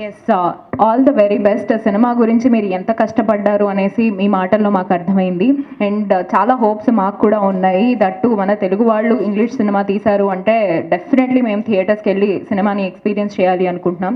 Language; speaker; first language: Telugu; native; Telugu